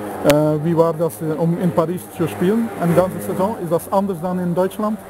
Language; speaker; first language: German; non-native, learner; Dutch